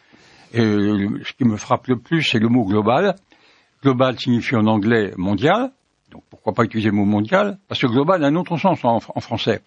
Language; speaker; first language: French; native; French